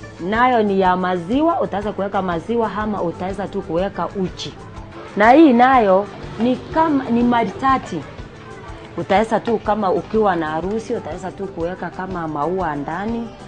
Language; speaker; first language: Swahili; non-native, local second language; Gusii